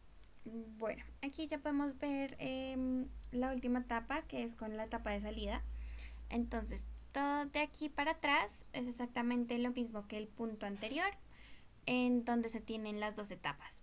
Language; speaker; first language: Spanish; native; Spanish